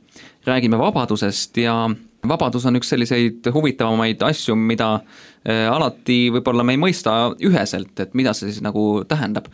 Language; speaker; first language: Estonian; native; Estonian